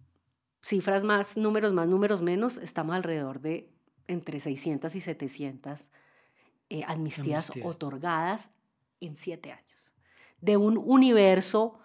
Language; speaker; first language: Spanish; native; Spanish